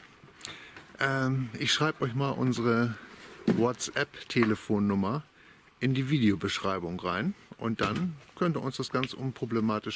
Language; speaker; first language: German; native; German